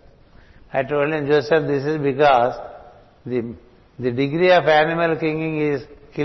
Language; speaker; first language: English; non-native, local second language; Telugu